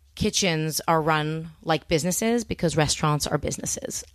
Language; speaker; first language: English; native; English